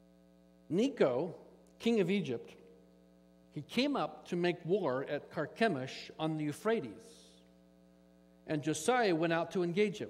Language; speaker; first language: English; native; English